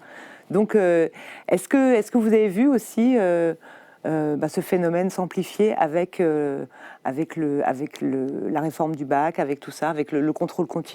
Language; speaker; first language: French; native; French